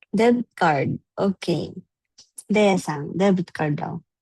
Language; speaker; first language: Japanese; non-native, fluent; Filipino